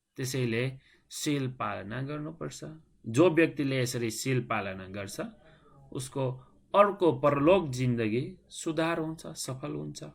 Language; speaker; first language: Nepali; non-native, local second language; Newari